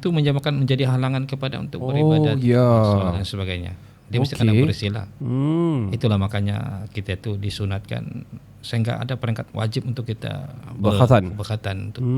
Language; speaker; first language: Malay; native; Malay